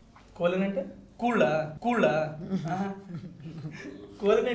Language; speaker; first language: Telugu; native; Telugu